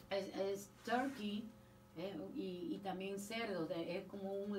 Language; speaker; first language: Spanish; native; Spanish